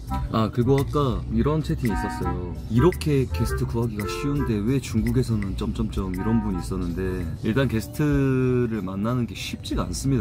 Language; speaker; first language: Korean; native; Korean